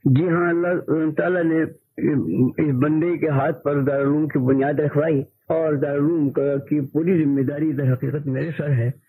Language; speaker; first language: Urdu; native; Urdu